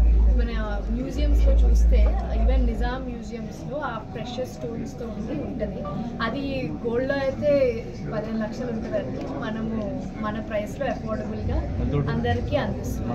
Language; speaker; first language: Telugu; native; Telugu